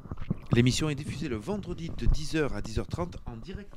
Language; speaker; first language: French; native; French